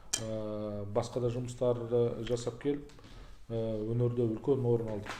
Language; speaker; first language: Kazakh; native; Kazakh